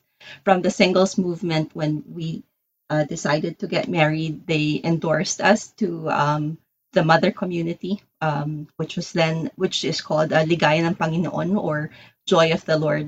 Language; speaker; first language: English; non-native, local second language; Filipino